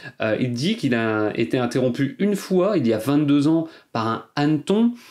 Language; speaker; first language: French; native; French